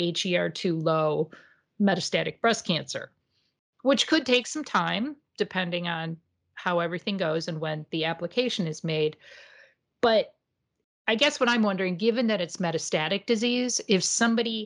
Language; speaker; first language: English; native; English